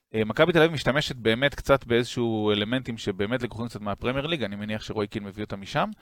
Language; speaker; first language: Hebrew; native; Hebrew